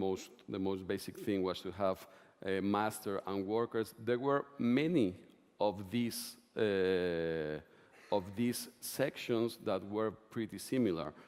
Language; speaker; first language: English; non-native, fluent; Spanish